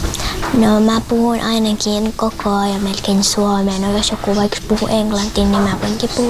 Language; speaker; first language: Finnish; early bilingual, other home language; Russian